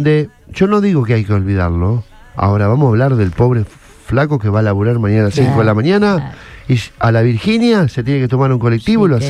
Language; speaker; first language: Spanish; native; Spanish